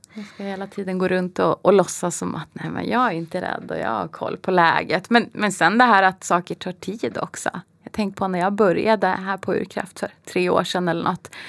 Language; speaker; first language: Swedish; native; Swedish